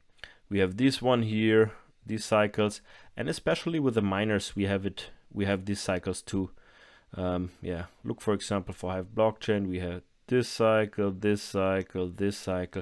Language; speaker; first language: English; non-native, fluent; German